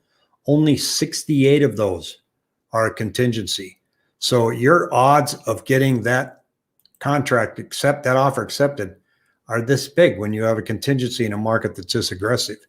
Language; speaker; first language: English; native; English